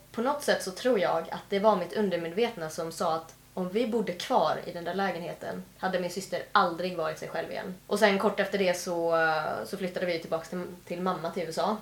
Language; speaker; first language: Swedish; native; Swedish